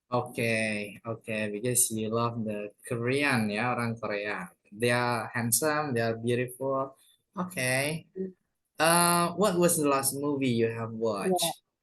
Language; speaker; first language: English; non-native, fluent; Indonesian